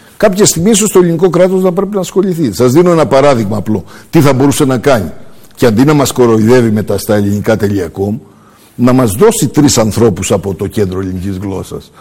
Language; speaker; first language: Greek; early bilingual, heritage; Greek